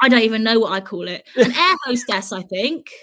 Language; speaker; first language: English; native; English